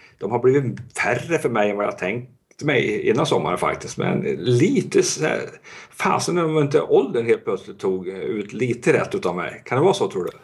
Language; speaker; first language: Swedish; native; Swedish